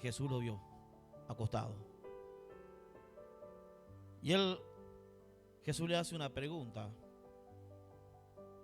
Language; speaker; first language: Spanish; native; Spanish